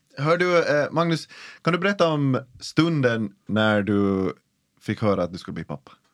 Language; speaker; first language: Swedish; native; Swedish